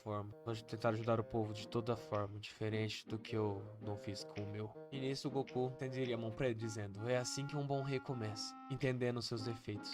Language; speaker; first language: Portuguese; native; Portuguese